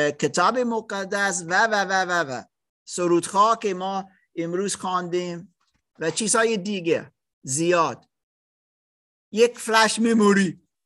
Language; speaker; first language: Persian; non-native, learner; English